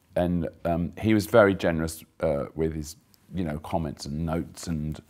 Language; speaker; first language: English; native; English